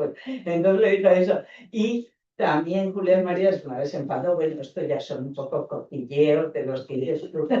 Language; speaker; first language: Spanish; native; Spanish